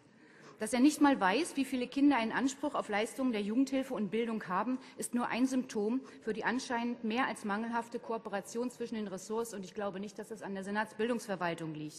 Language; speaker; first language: German; native; German